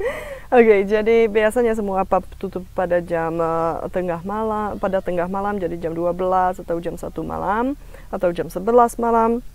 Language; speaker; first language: Indonesian; non-native, fluent; Czech